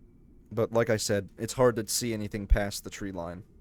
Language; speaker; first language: English; native; English